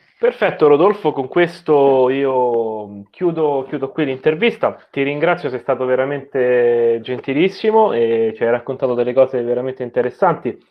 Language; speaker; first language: Italian; native; Italian